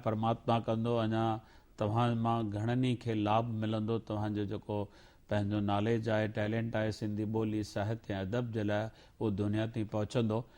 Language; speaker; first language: Sindhi; native; Sindhi